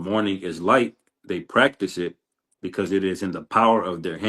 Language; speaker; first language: English; native; English